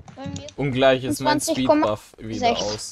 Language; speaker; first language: German; native; German